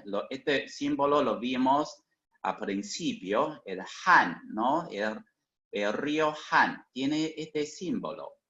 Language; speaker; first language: Spanish; non-native, fluent; Chinese